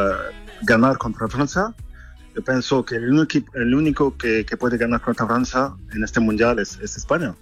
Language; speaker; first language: Spanish; non-native, fluent; French